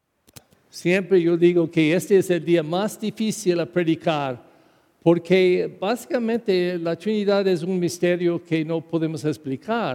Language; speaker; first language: Spanish; non-native, fluent; English